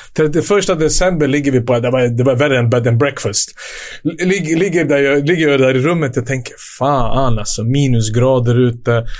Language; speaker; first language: Swedish; early bilingual, other home language; Serbian